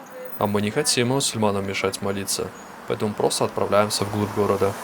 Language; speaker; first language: Russian; native; Russian